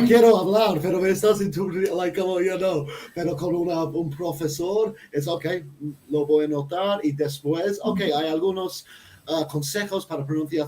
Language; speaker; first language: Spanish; non-native, fluent; English